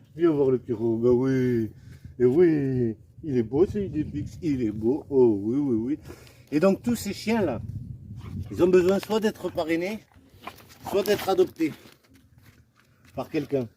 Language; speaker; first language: French; native; French